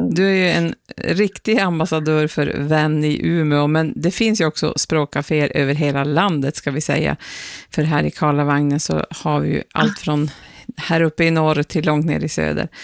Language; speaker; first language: Swedish; native; Swedish